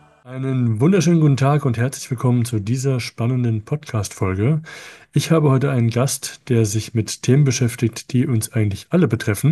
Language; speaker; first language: German; native; German